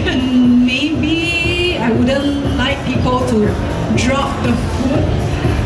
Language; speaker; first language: English; non-native, local second language; Chinese